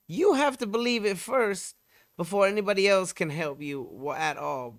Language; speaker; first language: English; native; English